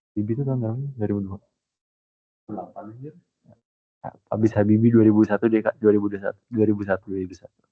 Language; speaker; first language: Indonesian; native; Indonesian